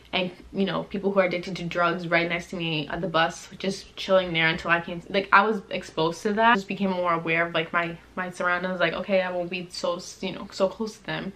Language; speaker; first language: English; native; English